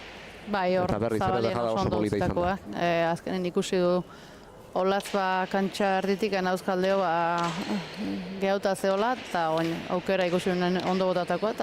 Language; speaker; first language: Basque; native; Basque